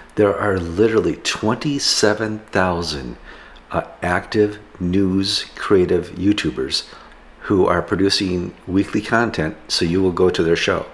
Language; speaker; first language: English; native; English